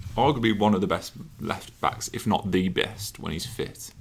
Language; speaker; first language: English; native; English